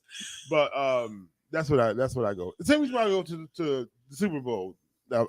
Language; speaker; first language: English; native; English